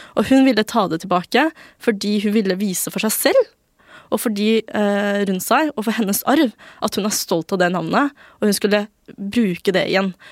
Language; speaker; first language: Norwegian; early bilingual, other home language; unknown